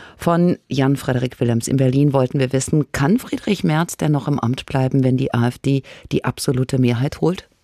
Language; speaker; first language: German; native; German